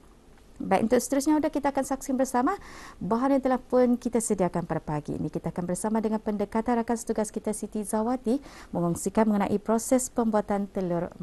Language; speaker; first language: Malay; native; Malay